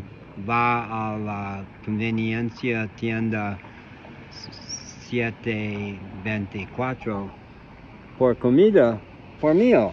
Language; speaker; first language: Spanish; non-native, learner; English